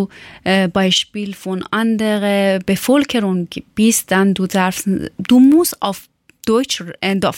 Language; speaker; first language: German; non-native, learner; Persian